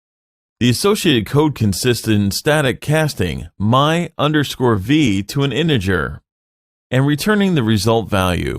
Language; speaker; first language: English; non-native, fluent; French